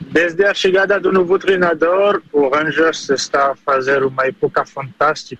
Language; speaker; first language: Portuguese; early bilingual, heritage; French